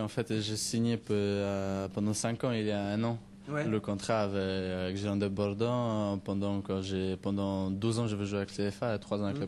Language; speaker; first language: French; non-native, learner; Polish